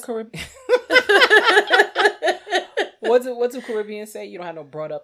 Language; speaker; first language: English; native; English